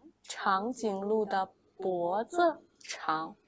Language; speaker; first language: Chinese; non-native, fluent; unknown